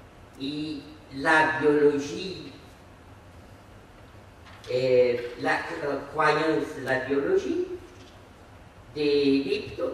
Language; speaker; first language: French; non-native, fluent; Portuguese